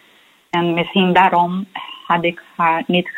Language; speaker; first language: Dutch; early bilingual, heritage; Portuguese